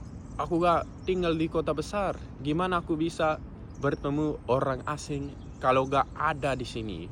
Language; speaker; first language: Indonesian; non-native, fluent; English